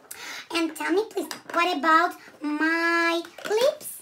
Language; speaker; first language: English; non-native, learner; Russian